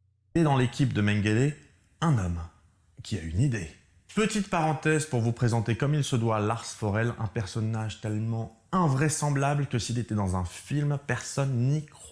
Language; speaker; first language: French; native; French